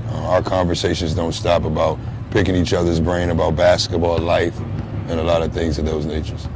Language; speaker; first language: English; native; English